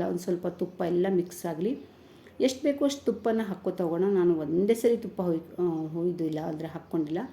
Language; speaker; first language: Kannada; native; Kannada